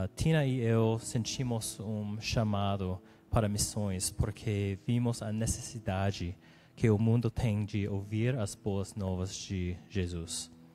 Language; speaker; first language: Portuguese; non-native, learner; English